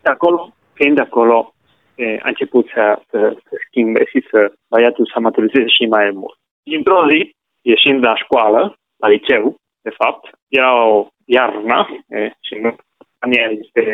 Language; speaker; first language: Romanian; non-native, fluent; Spanish